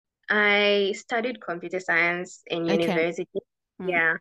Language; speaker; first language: English; non-native, local second language; Bemba